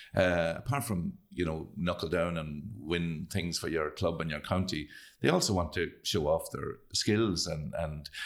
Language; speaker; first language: English; native; English